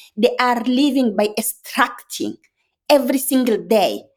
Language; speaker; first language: English; non-native, fluent; Fula